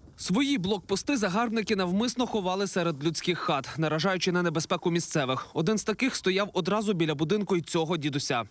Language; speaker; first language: Ukrainian; native; Ukrainian